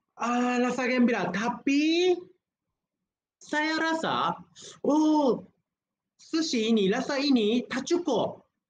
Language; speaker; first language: Malay; non-native, learner; Japanese